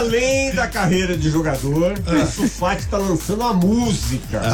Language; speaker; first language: Portuguese; native; Portuguese